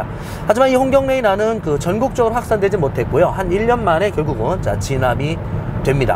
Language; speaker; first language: Korean; native; Korean